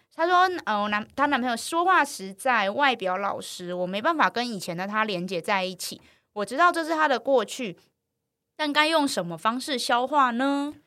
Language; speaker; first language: Chinese; native; Chinese